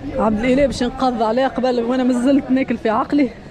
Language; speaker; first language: French; non-native, local second language; Arabic